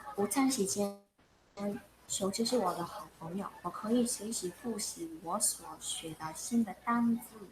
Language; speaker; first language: Chinese; non-native, fluent; Mongolian